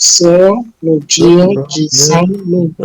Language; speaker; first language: Portuguese; non-native, learner; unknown